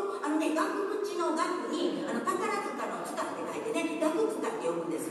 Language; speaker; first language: Japanese; native; Japanese